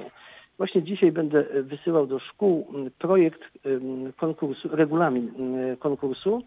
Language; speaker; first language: Polish; native; Polish